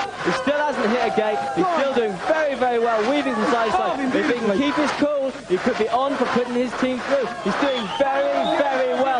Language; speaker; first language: English; native; English